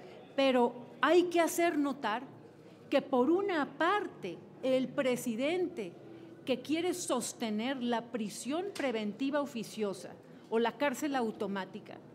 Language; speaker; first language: Spanish; native; Spanish